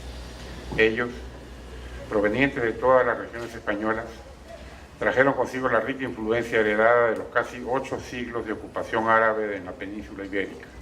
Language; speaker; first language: Spanish; native; Spanish